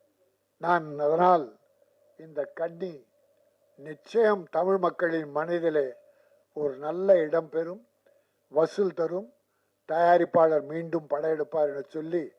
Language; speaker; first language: Tamil; native; Tamil